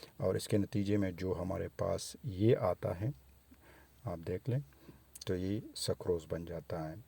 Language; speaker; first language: Urdu; non-native, local second language; Pashto